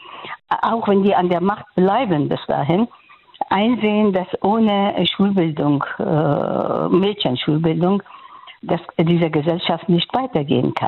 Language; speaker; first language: German; non-native, learner; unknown